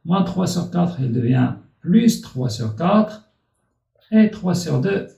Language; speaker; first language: French; non-native, local second language; Arabic